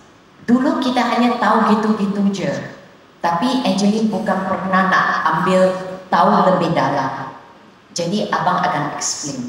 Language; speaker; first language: Indonesian; non-native, local second language; Chinese